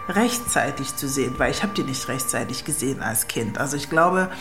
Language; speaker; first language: German; early bilingual, other home language; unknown